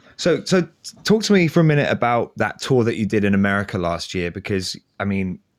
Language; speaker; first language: English; native; English